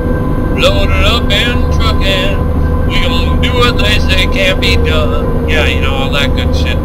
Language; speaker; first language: English; native; English